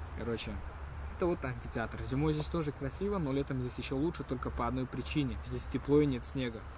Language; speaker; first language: Russian; early bilingual, heritage; Russian